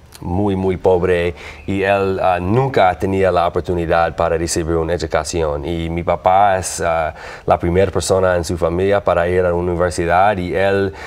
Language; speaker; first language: Spanish; non-native, learner; English